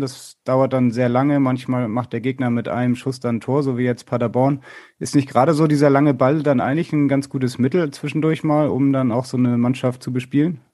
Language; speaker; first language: German; native; German